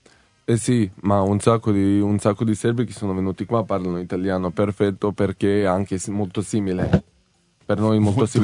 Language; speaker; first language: Italian; non-native, fluent; Serbian